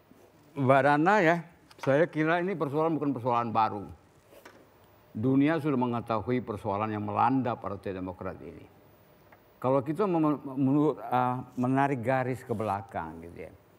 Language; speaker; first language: Indonesian; native; Indonesian